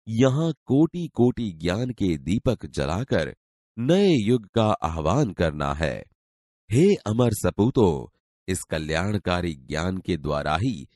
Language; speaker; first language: Hindi; non-native, local second language; Gujarati